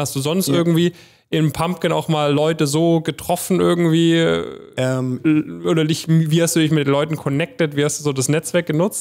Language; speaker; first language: German; native; German